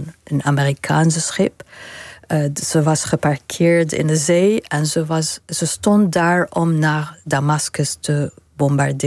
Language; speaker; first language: Dutch; non-native, learner; Arabic